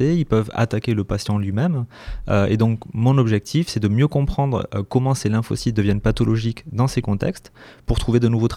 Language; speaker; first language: French; native; French